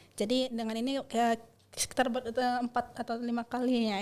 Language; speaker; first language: Indonesian; non-native, fluent; Japanese